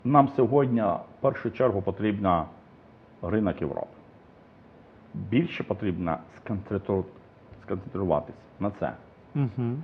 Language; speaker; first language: Ukrainian; non-native, fluent; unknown